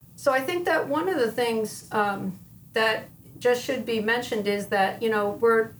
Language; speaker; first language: English; native; English